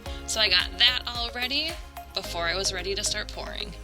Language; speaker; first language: English; native; English